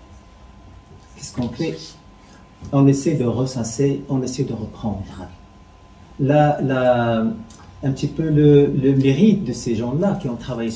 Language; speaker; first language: French; non-native, local second language; Arabic